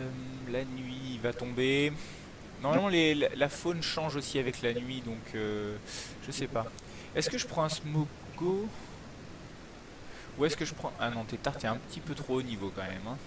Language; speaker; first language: French; native; French